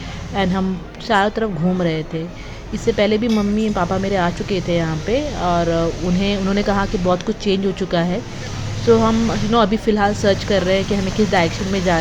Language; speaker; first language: Hindi; native; Hindi